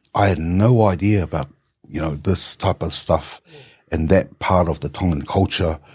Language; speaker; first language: English; native; English